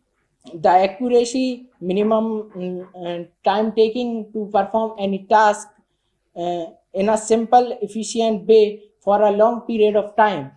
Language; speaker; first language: English; non-native, learner; Hindi